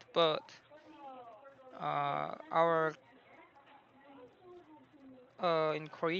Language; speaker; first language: English; non-native, learner; Korean